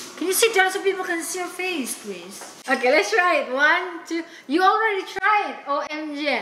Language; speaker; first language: English; non-native, fluent; Indonesian